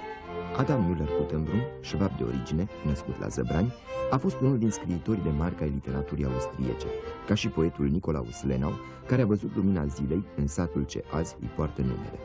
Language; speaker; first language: Romanian; native; Romanian